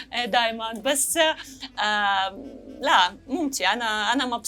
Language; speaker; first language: Arabic; non-native, learner; Russian